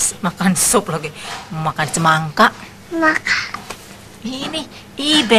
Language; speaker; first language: Indonesian; native; Indonesian